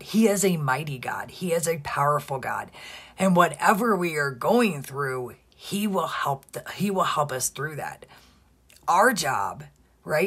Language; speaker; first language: English; native; English